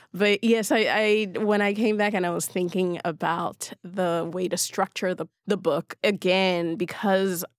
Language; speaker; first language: English; non-native, local second language; Yoruba